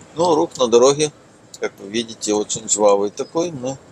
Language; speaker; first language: Russian; non-native, local second language; Ukrainian